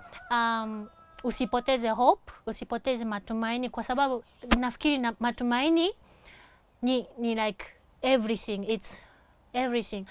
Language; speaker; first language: Swahili; non-native, fluent; Japanese